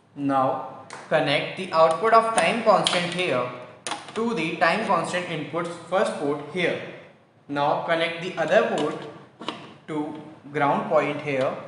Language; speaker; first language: English; non-native, local second language; Hindi